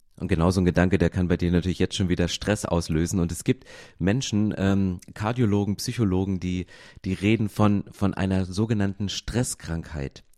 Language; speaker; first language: German; native; German